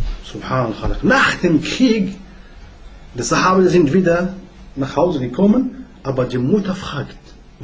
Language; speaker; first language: German; non-native, learner; Arabic